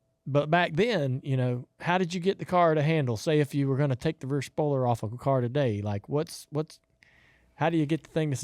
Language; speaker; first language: English; native; English